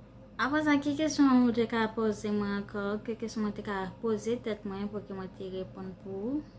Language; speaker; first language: French; non-native, learner; Haitian Creole